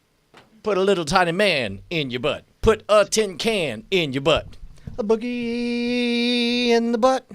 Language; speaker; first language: English; native; English